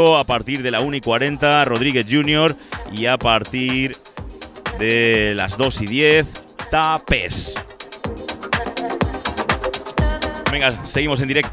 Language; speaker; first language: Spanish; native; Spanish